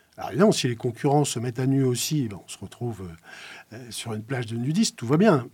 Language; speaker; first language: French; native; French